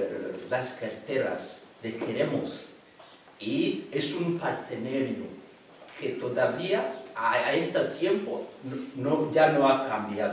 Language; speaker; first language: Spanish; non-native, fluent; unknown